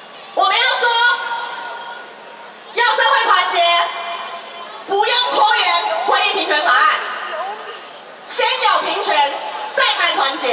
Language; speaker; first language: Chinese; native; Chinese